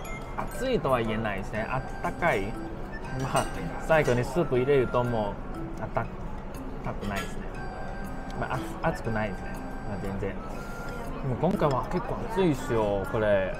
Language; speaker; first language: Japanese; non-native, fluent; Cantonese